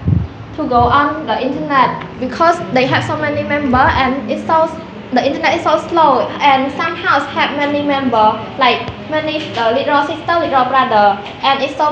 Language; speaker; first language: English; non-native, learner; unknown